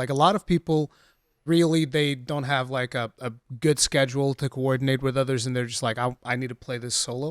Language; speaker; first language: English; native; English